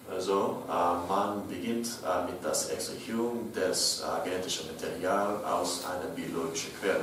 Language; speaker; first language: German; non-native, learner; English